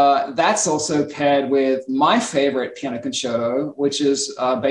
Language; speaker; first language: English; native; English